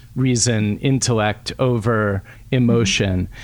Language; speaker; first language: English; native; English